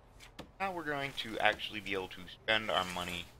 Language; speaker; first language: English; native; English